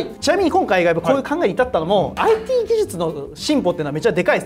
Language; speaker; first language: Japanese; native; Japanese